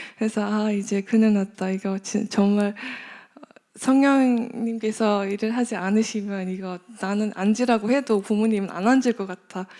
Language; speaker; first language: Korean; non-native, fluent; Mongolian